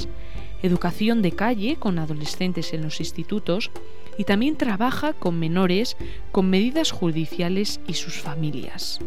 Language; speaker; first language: Spanish; native; Spanish